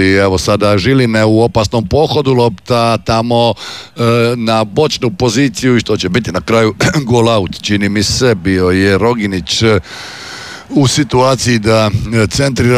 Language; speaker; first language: Serbian; native; Serbian